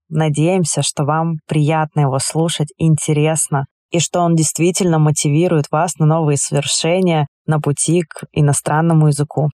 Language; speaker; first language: Russian; native; Russian